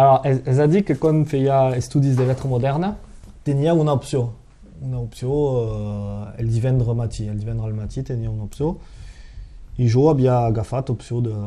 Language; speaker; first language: Catalan; non-native, local second language; French